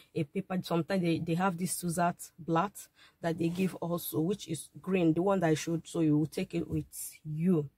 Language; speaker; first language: English; non-native, local second language; Igbo